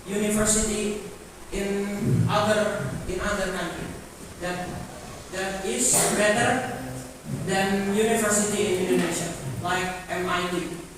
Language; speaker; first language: English; non-native, learner; Indonesian